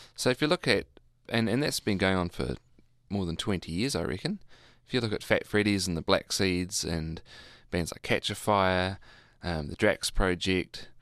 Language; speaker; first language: English; native; English